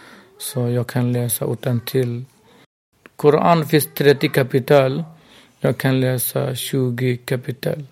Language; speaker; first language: Swedish; non-native, local second language; Burmese